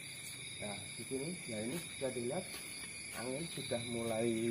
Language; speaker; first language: Indonesian; native; Indonesian